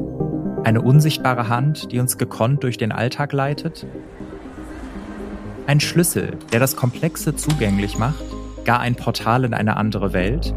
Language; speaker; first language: German; native; German